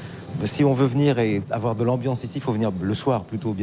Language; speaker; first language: French; native; French